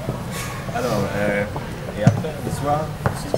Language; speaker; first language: French; non-native, fluent; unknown